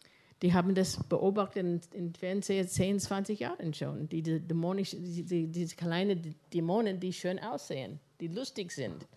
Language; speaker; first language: German; non-native, fluent; English